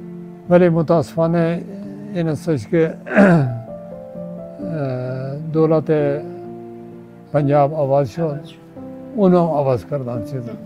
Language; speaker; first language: Persian; non-native, fluent; Urdu